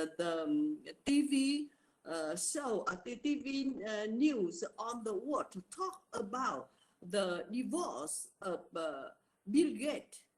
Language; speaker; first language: English; non-native, learner; Vietnamese